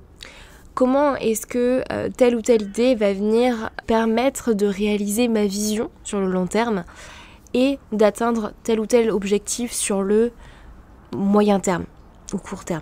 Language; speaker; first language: French; native; French